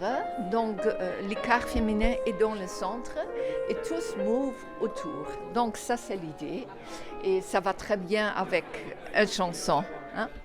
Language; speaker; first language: French; non-native, fluent; German